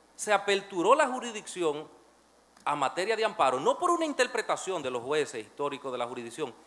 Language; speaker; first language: Spanish; native; Spanish